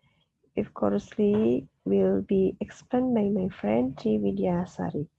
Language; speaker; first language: English; non-native, learner; Indonesian